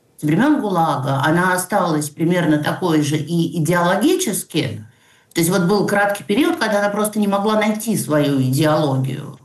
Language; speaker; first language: Russian; native; Russian